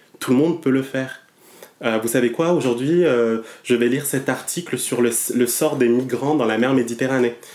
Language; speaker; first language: French; non-native, local second language; Malagasy